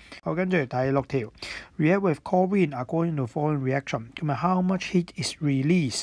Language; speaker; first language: English; non-native, local second language; Cantonese